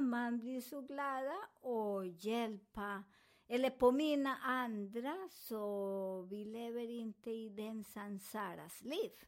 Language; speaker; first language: Swedish; non-native, learner; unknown